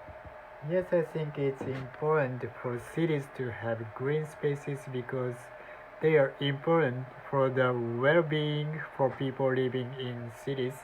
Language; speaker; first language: English; non-native, learner; Japanese